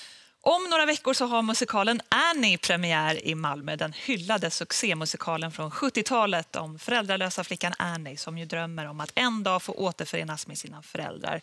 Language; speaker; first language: Swedish; native; Swedish